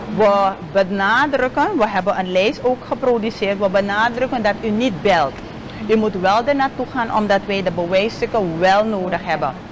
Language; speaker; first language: Dutch; native; Dutch